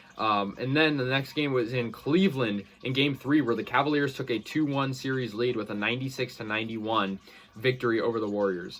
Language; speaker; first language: English; native; English